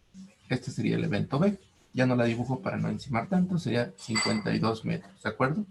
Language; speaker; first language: Spanish; native; Spanish